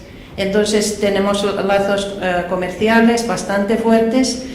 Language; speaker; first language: Spanish; non-native, fluent; Finnish